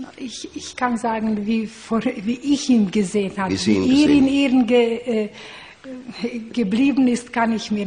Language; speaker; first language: German; non-native, learner; Hungarian